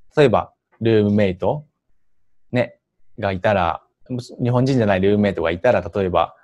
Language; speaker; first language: Japanese; native; Japanese